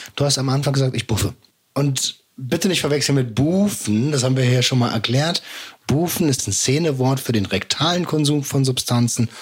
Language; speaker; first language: German; native; German